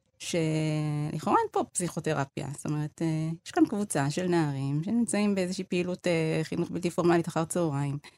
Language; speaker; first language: Hebrew; early bilingual, other home language; Amharic